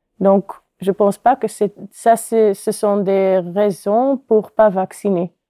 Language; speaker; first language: French; non-native, local second language; Dutch